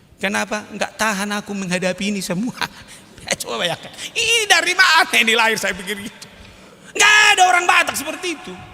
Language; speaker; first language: Indonesian; non-native, local second language; Batak Toba